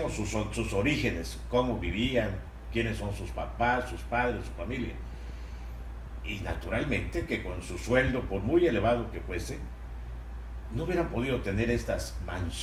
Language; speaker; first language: Spanish; native; Spanish